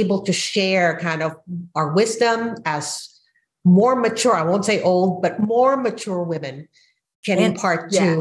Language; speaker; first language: English; non-native, local second language; Filipino